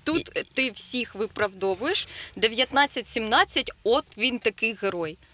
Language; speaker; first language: Ukrainian; native; Ukrainian